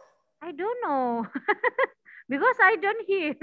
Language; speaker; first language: English; non-native, learner; Indonesian